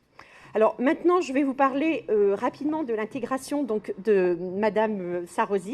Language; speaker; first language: French; native; French